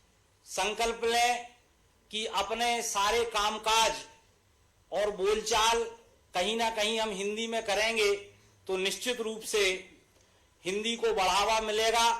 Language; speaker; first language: Hindi; native; Hindi